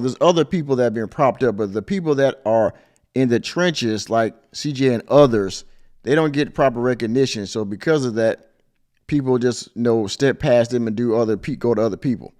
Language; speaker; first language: English; native; English